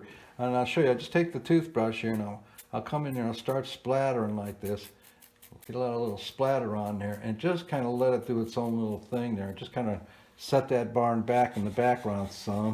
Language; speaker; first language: English; native; English